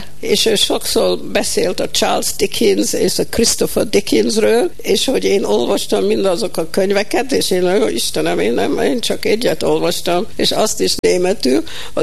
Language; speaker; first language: Hungarian; early bilingual, heritage; Hungarian